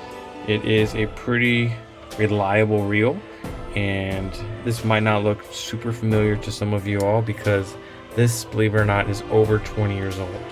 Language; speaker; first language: English; native; English